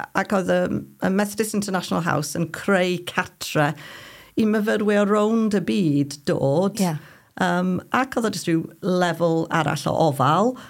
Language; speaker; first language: Welsh; non-native, fluent; English